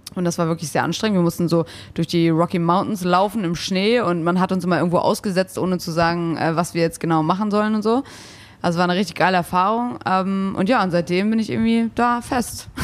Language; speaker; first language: German; early bilingual, other home language; English